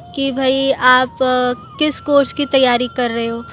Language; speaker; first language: Hindi; non-native, local second language; Marathi